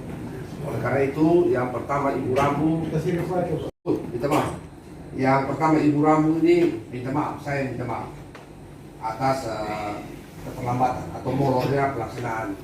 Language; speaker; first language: Indonesian; native; Indonesian